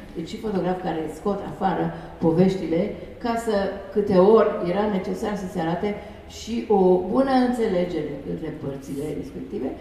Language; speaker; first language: Romanian; non-native, fluent; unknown